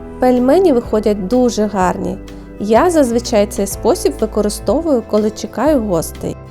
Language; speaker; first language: Ukrainian; native; Ukrainian